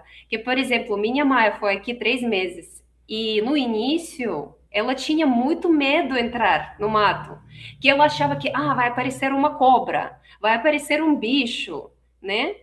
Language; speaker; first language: Portuguese; non-native, fluent; Russian